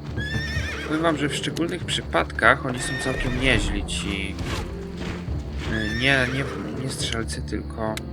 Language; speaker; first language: Polish; native; Polish